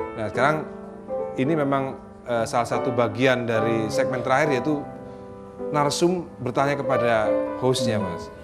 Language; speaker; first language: Indonesian; native; Indonesian